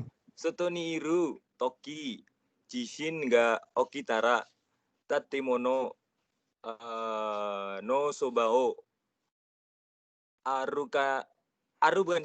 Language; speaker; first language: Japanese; non-native, learner; Indonesian